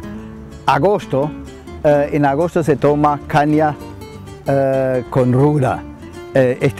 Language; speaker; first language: Spanish; non-native, fluent; German